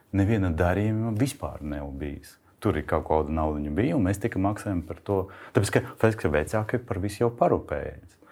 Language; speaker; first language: Latvian; non-native, local second language; Russian